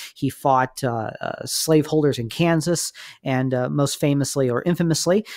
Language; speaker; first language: English; native; English